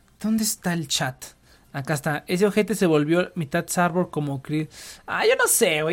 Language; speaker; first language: Spanish; native; Spanish